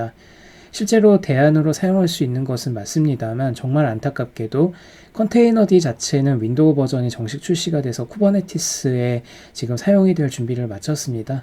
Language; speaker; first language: Korean; native; Korean